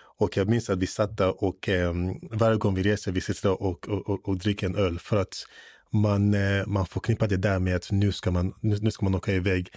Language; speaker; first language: Swedish; non-native, fluent; English